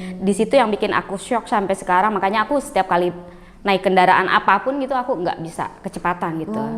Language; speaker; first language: Indonesian; native; Indonesian